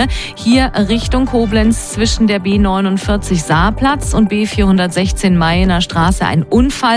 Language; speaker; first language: German; native; German